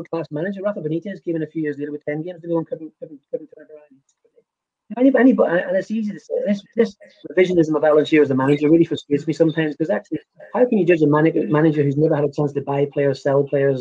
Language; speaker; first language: English; native; English